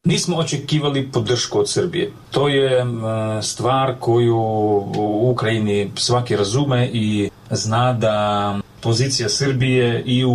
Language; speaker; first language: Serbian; non-native, fluent; Ukrainian